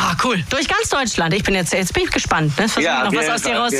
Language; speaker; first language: German; native; German